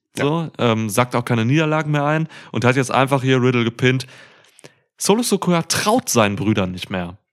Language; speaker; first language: German; native; German